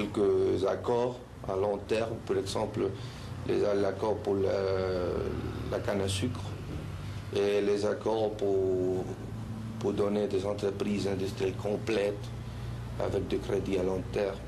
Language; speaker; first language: French; non-native, local second language; Spanish